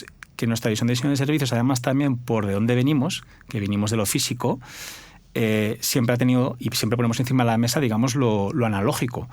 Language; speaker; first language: Spanish; native; Spanish